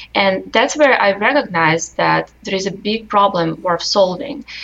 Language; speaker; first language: English; non-native, fluent; Russian